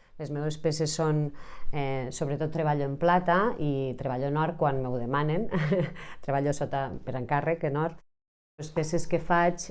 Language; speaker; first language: Catalan; native; Catalan